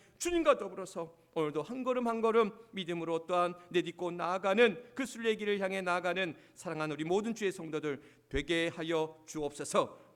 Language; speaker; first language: Korean; native; Korean